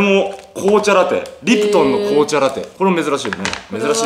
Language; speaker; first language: Japanese; native; Japanese